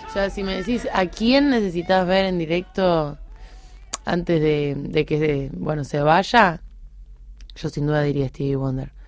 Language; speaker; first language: Spanish; native; Spanish